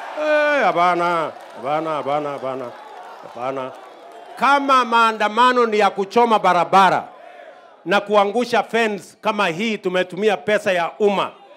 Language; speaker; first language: Swahili; non-native, local second language; Kalenjin